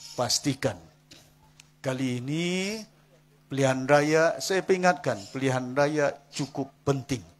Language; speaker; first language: Malay; non-native, local second language; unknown